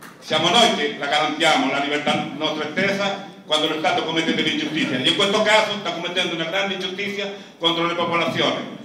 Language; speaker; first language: Italian; non-native, fluent; Spanish